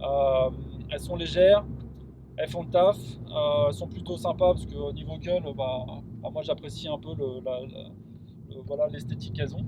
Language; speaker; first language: French; native; French